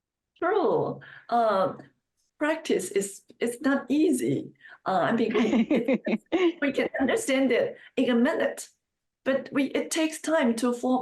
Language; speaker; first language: English; non-native, fluent; Chinese